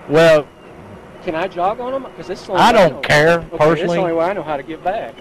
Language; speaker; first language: English; native; English